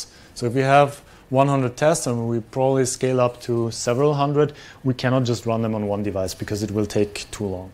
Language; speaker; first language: English; non-native, fluent; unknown